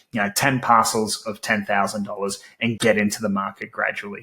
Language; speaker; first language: English; native; English